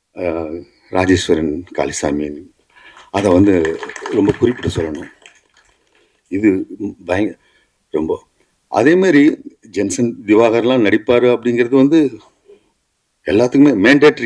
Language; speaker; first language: Tamil; native; Tamil